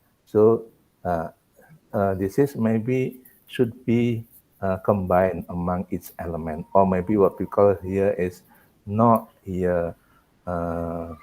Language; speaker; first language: English; non-native, learner; Indonesian